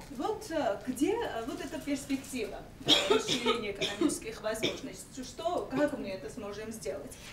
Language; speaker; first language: Russian; non-native, local second language; Georgian